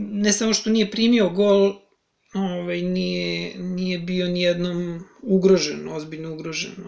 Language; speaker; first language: Serbian; native; Serbian